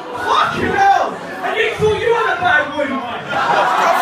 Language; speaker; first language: English; native; English